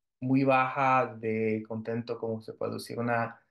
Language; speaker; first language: Spanish; early bilingual, heritage; Spanish